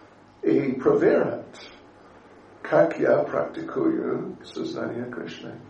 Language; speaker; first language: Russian; non-native, learner; English